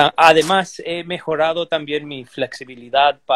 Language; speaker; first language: Portuguese; non-native, learner; English